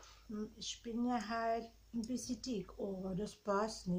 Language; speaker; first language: German; non-native, learner; Filipino